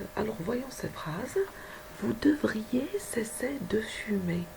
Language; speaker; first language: French; non-native, local second language; Arabic